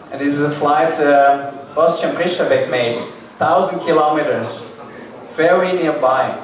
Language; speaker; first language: English; non-native, fluent; Dutch